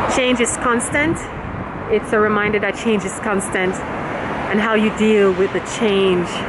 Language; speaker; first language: English; native; English